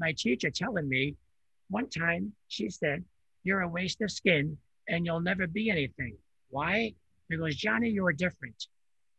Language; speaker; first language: English; early bilingual, other home language; Italian